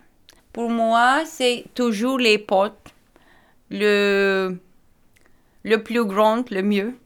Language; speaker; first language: French; non-native, learner; Lithuanian